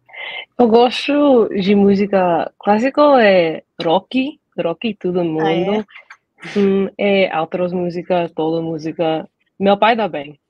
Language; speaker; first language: Portuguese; early bilingual, heritage; Portuguese